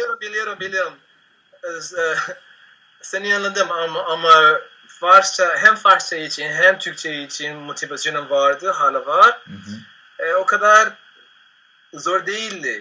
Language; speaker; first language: Turkish; non-native, learner; Spanish